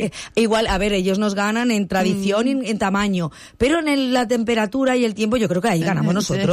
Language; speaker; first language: Spanish; native; Spanish